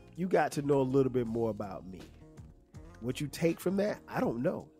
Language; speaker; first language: English; native; English